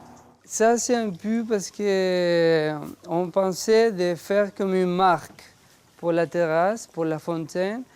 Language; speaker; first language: French; non-native, fluent; Spanish